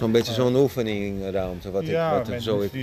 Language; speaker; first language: Dutch; non-native, fluent; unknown